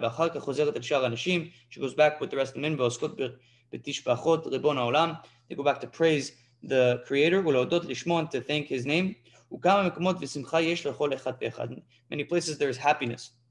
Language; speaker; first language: English; native; English